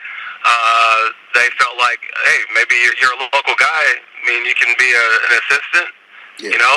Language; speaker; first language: English; native; English